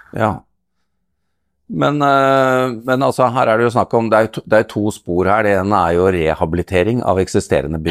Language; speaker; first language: Norwegian; native; Norwegian